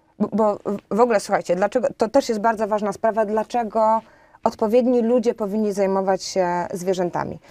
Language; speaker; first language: Polish; native; Polish